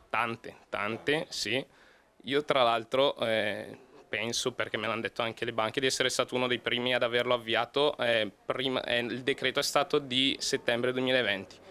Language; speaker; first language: Italian; native; Italian